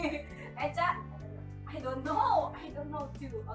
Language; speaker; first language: English; non-native, learner; Indonesian